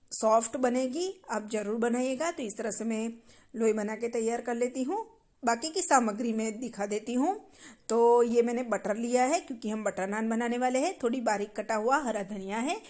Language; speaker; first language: Hindi; non-native, local second language; Gujarati